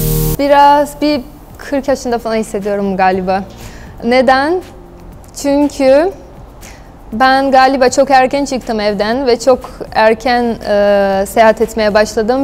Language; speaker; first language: Turkish; non-native, fluent; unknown